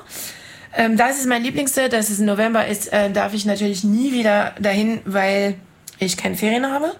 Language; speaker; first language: German; non-native, fluent; French